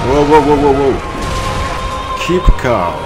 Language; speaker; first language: English; non-native, learner; French